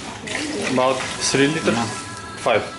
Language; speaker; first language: English; non-native, learner; Russian